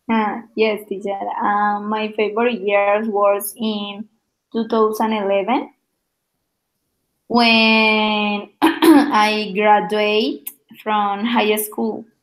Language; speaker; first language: English; non-native, learner; Spanish